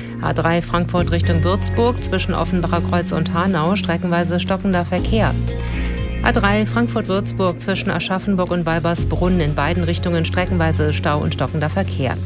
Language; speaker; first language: German; native; German